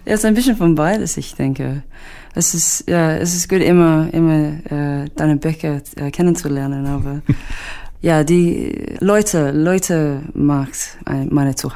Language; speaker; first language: German; non-native, learner; English